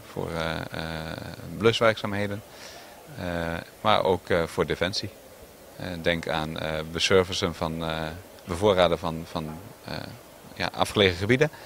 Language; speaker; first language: Dutch; native; Dutch